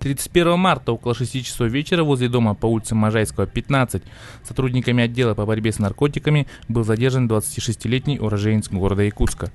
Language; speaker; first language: Russian; native; Russian